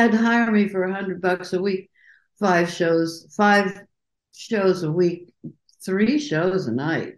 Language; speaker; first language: English; native; English